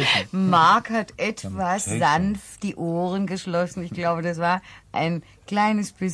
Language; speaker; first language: German; native; German